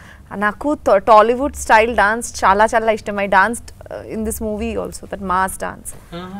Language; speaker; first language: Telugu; non-native, learner; Bangla